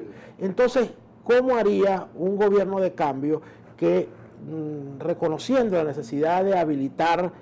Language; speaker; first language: Spanish; native; Spanish